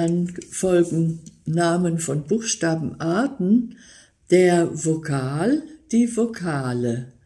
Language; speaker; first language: German; native; German